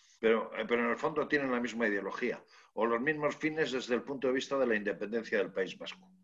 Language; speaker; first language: Spanish; native; Spanish